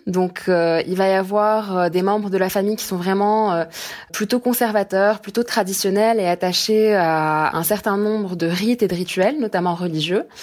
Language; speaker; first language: French; non-native, local second language; Arabic